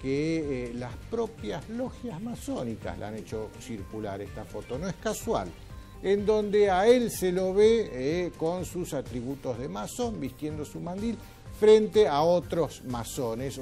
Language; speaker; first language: Spanish; native; Spanish